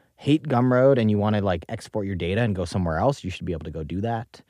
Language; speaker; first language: English; native; English